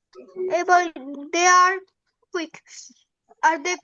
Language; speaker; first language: English; non-native, learner; Bangla